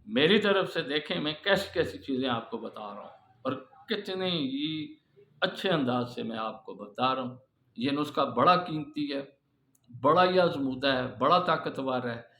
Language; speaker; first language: Urdu; non-native, local second language; Punjabi